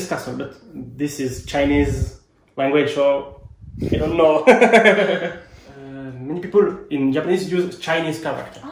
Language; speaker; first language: English; non-native, learner; French